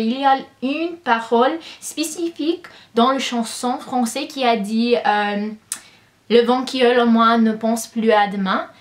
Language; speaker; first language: French; non-native, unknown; English